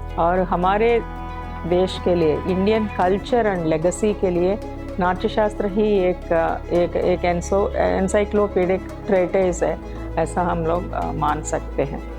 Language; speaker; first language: Hindi; non-native, local second language; Telugu